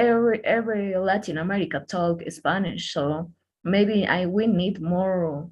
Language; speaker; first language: English; non-native, learner; Spanish